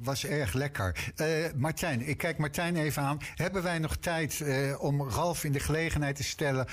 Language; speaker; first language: Dutch; native; Dutch